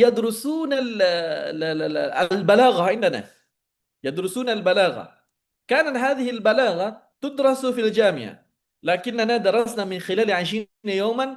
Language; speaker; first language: Arabic; non-native, fluent; Indonesian